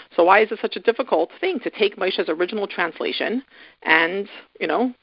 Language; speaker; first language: English; native; English